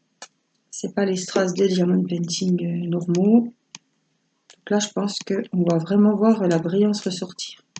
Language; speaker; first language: French; native; French